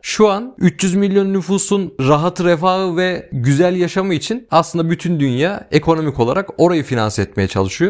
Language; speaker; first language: Turkish; native; Turkish